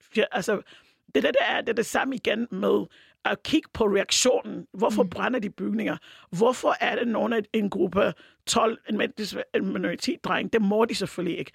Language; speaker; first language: Danish; non-native, fluent; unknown